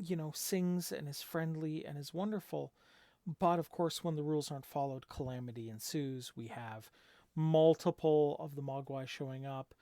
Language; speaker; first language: English; native; English